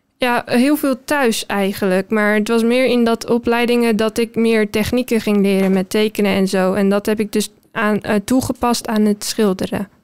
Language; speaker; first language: Dutch; early bilingual, heritage; Dutch